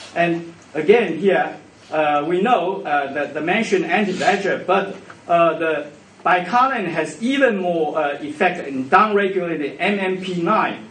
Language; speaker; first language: English; non-native, fluent; Chinese